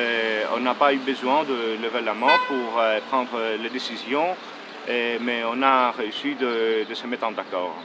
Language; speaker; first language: French; non-native, fluent; Greek